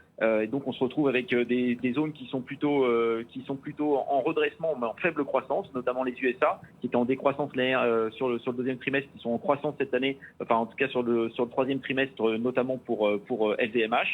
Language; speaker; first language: French; native; French